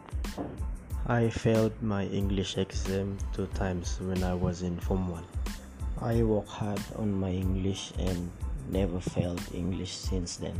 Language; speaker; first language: English; non-native, local second language; Malay